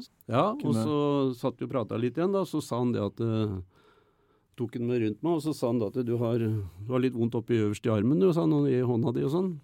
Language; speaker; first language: Norwegian; native; Norwegian